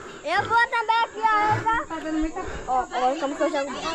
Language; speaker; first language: Portuguese; native; Portuguese